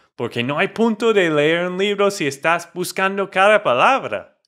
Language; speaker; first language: Spanish; non-native, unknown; English